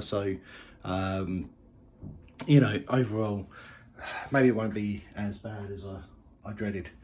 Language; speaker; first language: English; native; English